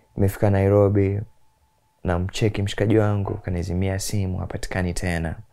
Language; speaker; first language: Swahili; native; Swahili